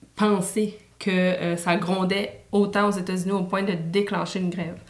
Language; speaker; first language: French; native; French